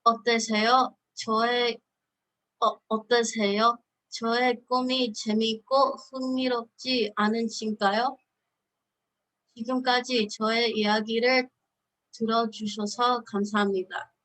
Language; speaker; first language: Korean; early bilingual, heritage; Korean